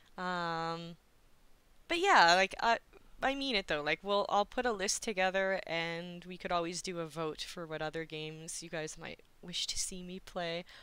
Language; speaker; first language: English; native; English